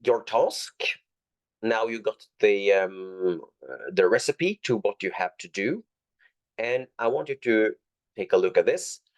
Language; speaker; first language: English; non-native, fluent; Norwegian